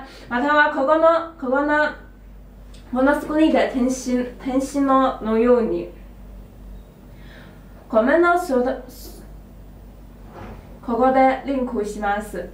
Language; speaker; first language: Japanese; non-native, learner; Chinese